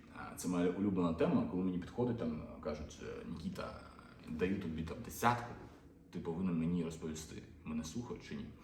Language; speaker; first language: Ukrainian; non-native, local second language; Russian